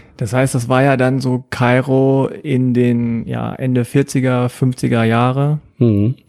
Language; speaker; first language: German; early bilingual, heritage; German